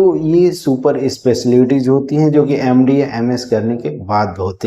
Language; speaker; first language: Hindi; native; Hindi